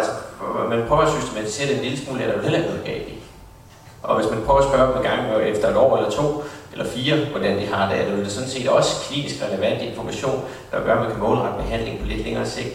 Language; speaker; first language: Danish; native; Danish